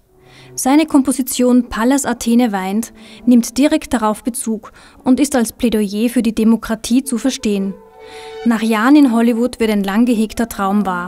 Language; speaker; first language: German; native; German